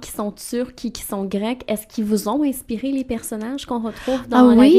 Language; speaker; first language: French; native; French